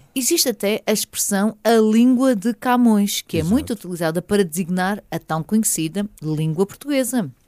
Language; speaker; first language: Portuguese; native; Portuguese